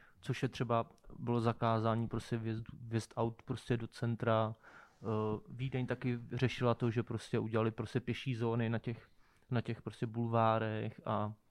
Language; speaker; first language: Czech; native; Czech